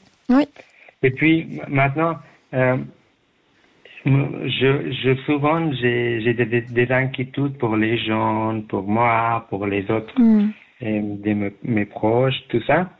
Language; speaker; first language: French; non-native, learner; Persian